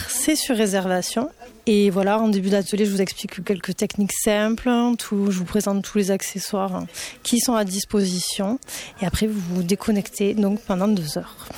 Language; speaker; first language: French; native; French